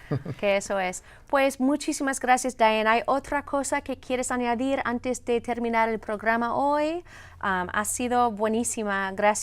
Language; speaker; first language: Spanish; non-native, fluent; English